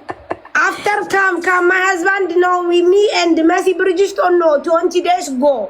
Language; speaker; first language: English; non-native, learner; Amharic